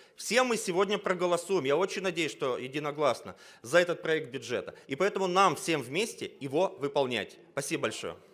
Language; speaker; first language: Russian; native; Russian